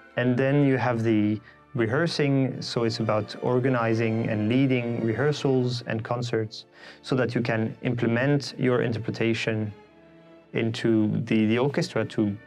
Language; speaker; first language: English; non-native, fluent; French